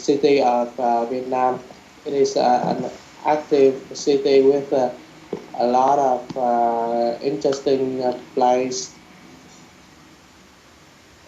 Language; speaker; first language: English; non-native, learner; Vietnamese